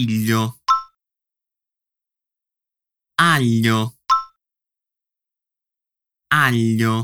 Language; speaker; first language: Italian; non-native, fluent; Portuguese